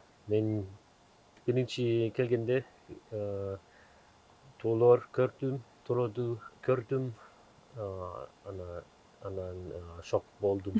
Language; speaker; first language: Kyrgyz; non-native, learner; German